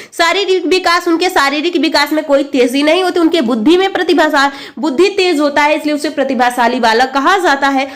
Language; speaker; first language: Hindi; native; Hindi